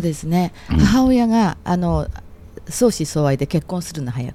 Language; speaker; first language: Japanese; native; Japanese